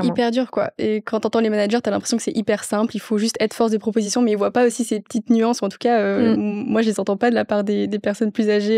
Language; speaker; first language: French; native; French